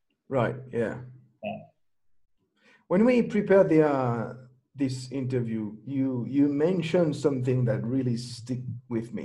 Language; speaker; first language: English; non-native, fluent; French